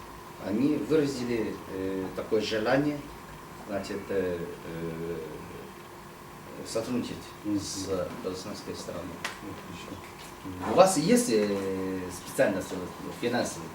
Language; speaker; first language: Russian; non-native, fluent; Chinese